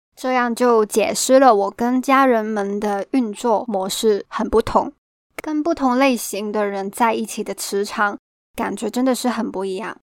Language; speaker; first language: Chinese; non-native, local second language; Cantonese